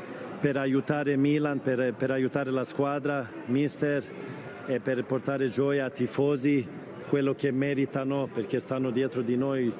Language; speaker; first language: Italian; non-native, fluent; Swedish